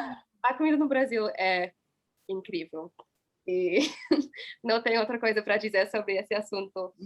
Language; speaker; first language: Portuguese; non-native, fluent; English